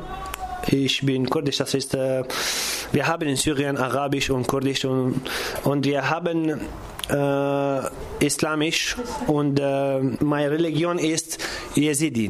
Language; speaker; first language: German; non-native, learner; Kurdish